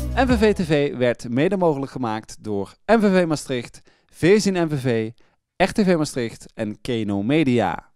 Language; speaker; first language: Dutch; native; Dutch